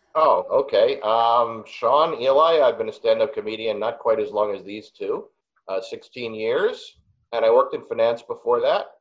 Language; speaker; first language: English; native; English